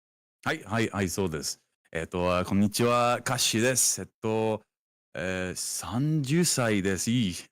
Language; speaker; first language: Japanese; non-native, learner; English